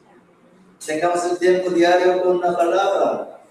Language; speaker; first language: Spanish; non-native, fluent; Korean